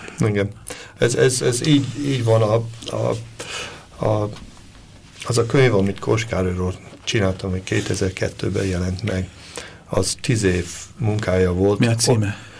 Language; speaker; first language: Hungarian; early bilingual, heritage; Hungarian